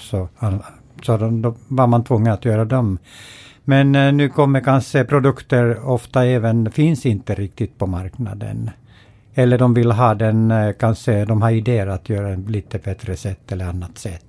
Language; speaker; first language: Swedish; non-native, fluent; Finnish